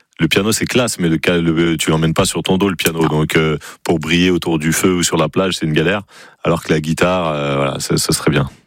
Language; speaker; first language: French; native; French